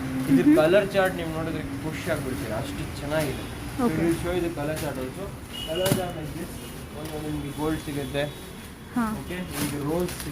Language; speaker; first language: Kannada; non-native, local second language; Hindi